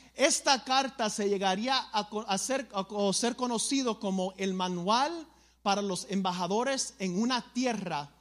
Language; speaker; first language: Spanish; early bilingual, other home language; English